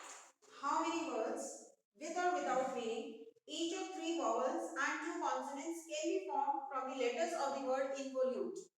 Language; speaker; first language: English; non-native, local second language; Hindi